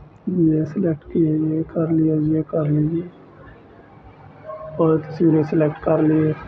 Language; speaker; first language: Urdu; non-native, local second language; Punjabi